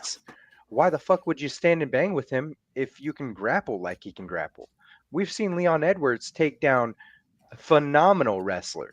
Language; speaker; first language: English; native; English